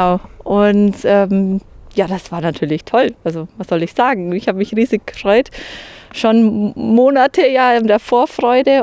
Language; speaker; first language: German; native; German